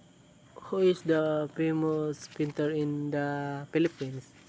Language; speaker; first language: English; non-native, learner; Filipino